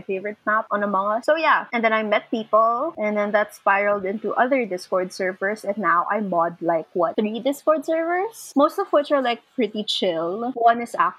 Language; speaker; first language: English; non-native, local second language; Filipino